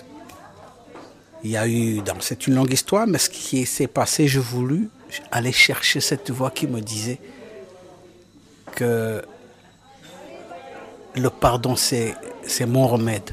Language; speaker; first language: French; non-native, local second language; Kinyarwanda